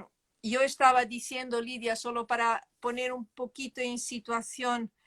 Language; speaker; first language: Spanish; non-native, fluent; Portuguese